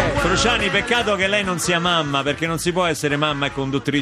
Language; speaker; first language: Italian; native; Italian